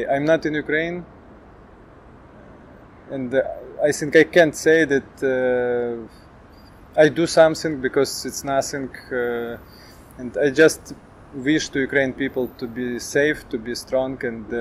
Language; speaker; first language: English; non-native, learner; Ukrainian